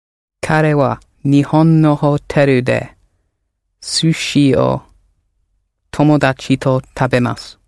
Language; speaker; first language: Japanese; non-native, learner; English